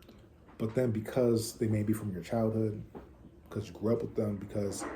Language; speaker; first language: English; native; English